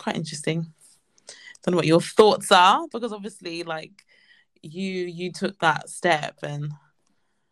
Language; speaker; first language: English; native; English